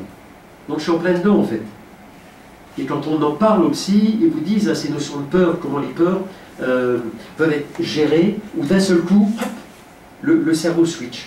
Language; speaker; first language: French; native; French